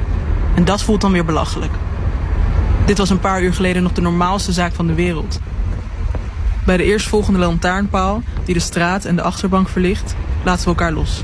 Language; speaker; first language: Dutch; native; Dutch